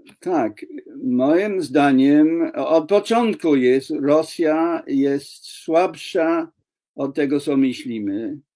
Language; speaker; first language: Polish; non-native, fluent; English